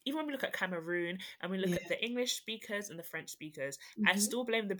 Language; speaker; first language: English; native; English